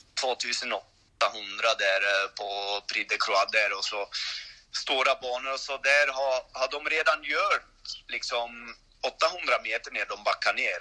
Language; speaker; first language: Swedish; non-native, learner; French